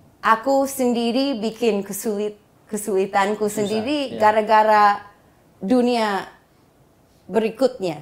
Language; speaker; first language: Indonesian; non-native, fluent; English